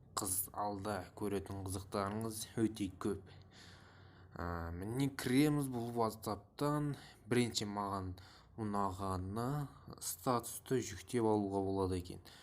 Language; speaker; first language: Kazakh; non-native, local second language; Russian